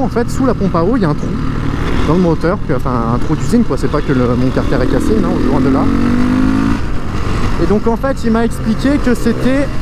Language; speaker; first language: French; native; French